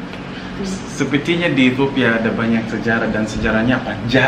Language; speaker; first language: Indonesian; non-native, fluent; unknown